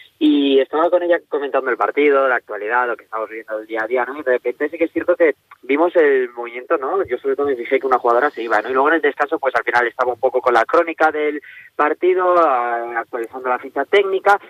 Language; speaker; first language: Spanish; native; Spanish